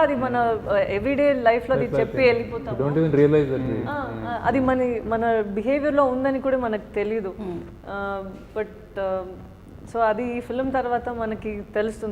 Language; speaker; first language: Telugu; non-native, fluent; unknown